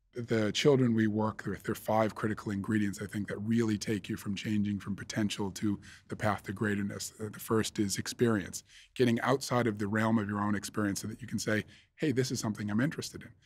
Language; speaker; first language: English; native; English